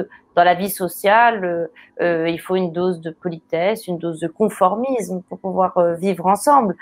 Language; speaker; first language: French; native; French